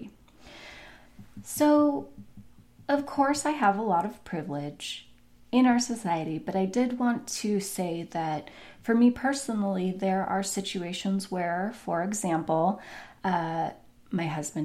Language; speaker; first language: English; native; English